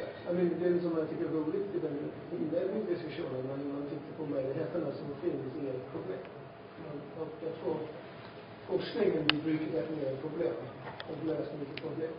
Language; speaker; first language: Swedish; non-native, fluent; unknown